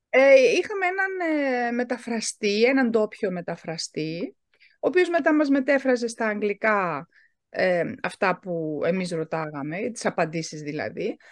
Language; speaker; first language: Greek; early bilingual, heritage; Greek